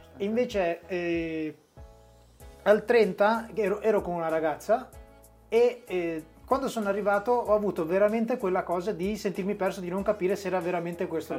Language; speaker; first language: Italian; native; Italian